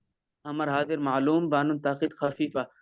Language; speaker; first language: Arabic; non-native, learner; Urdu